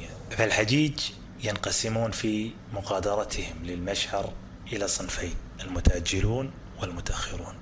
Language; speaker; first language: Arabic; native; Arabic